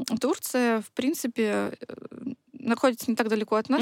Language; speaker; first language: Russian; native; Russian